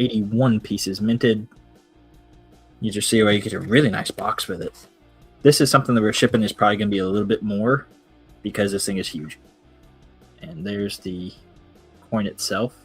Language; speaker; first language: English; native; English